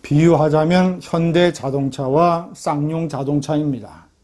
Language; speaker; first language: Korean; native; Korean